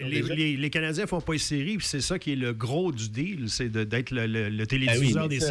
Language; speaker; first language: French; native; French